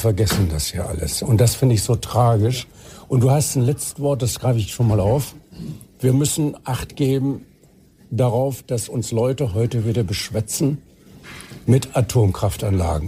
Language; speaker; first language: German; native; German